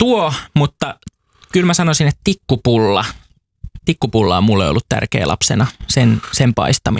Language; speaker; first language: Finnish; native; Finnish